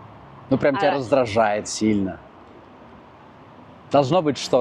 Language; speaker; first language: Russian; native; Russian